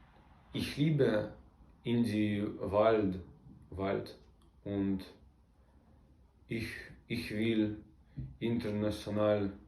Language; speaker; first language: German; non-native, learner; Russian